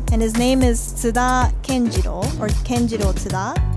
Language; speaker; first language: English; native; English